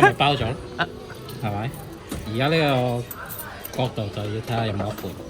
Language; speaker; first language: Chinese; native; Chinese